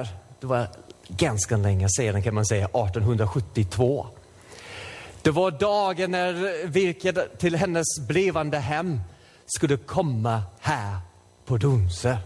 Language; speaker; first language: Swedish; non-native, fluent; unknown